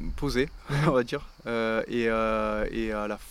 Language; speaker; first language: French; native; French